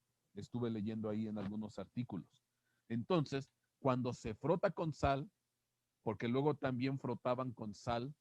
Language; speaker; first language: Spanish; native; Spanish